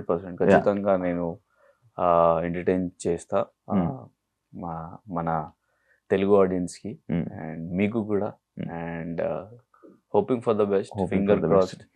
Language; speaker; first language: Telugu; non-native, learner; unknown